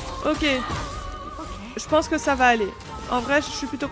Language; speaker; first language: French; native; French